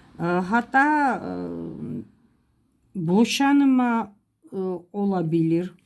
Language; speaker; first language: Turkish; non-native, fluent; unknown